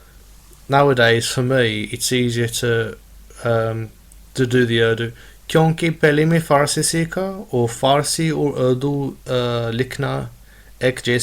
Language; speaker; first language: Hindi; non-native, learner; English